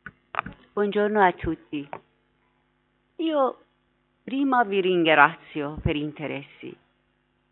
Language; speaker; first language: Italian; non-native, fluent; Persian